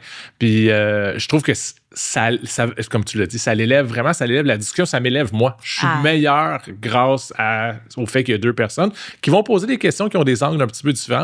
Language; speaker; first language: French; native; French